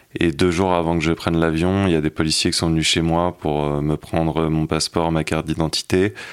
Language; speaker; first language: French; native; French